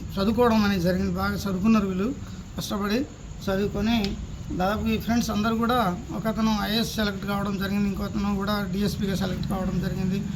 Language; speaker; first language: Telugu; non-native, local second language; Lambadi